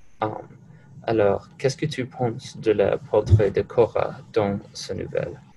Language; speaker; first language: French; non-native, learner; English